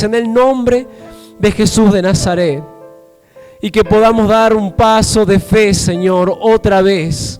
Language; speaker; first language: Spanish; native; Spanish